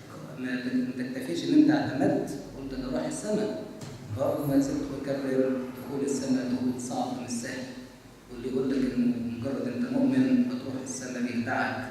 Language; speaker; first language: Arabic; native; Arabic